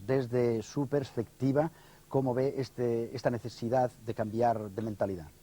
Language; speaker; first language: Spanish; native; Spanish